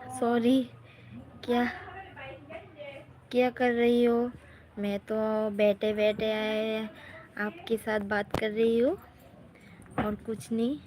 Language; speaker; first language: Hindi; non-native, local second language; Bangla